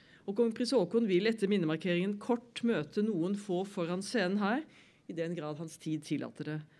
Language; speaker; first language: Norwegian; native; Norwegian